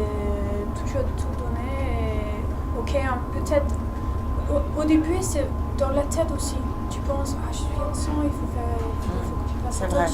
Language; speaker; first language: French; non-native, learner; Danish